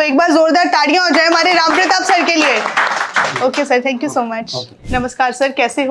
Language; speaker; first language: Hindi; native; Hindi